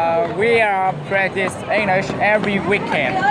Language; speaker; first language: English; non-native, learner; Vietnamese